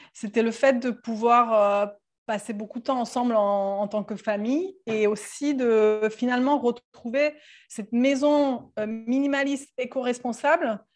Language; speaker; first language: French; non-native, fluent; Serbian